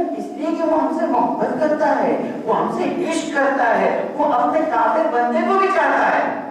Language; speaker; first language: Urdu; non-native, local second language; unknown